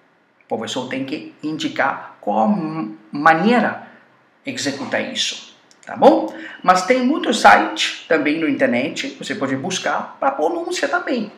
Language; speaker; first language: Portuguese; non-native, fluent; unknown